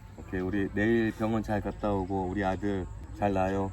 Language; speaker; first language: Korean; native; Korean